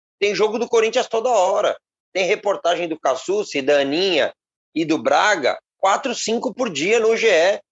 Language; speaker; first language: Portuguese; native; Portuguese